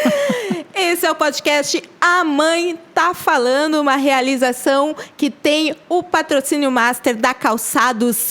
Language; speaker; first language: Portuguese; native; Portuguese